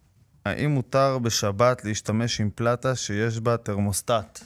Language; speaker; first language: Hebrew; native; Hebrew